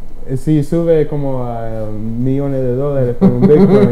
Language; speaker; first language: Spanish; early bilingual, heritage; Spanish